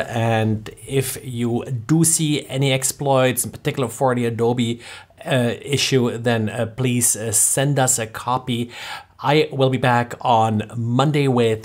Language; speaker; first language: English; non-native, fluent; German